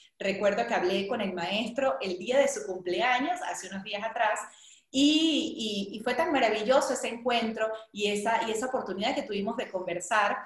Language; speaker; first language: Spanish; native; Spanish